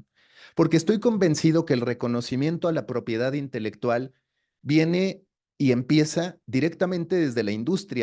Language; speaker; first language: Spanish; native; Spanish